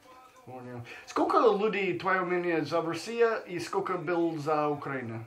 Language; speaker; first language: Russian; non-native, learner; English